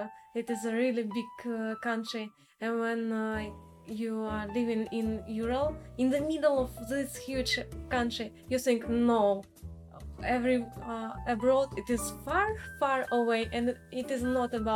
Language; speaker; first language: English; non-native, learner; Russian